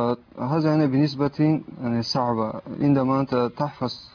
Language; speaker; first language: Arabic; non-native, learner; Tajik